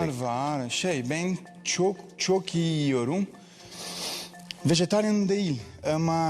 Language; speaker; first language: Turkish; non-native, learner; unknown